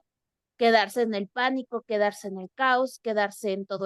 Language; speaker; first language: Spanish; native; Spanish